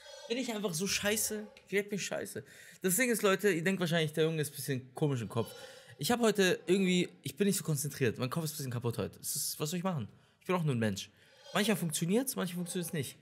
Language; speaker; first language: German; native; German